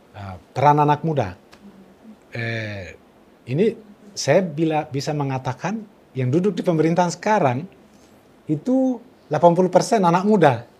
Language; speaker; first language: Indonesian; non-native, local second language; Tetum